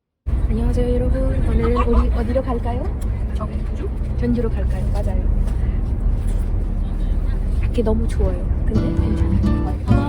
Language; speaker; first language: Korean; non-native, learner; Bangla